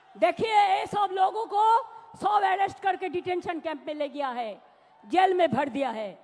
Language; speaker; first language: Hindi; non-native, local second language; Bangla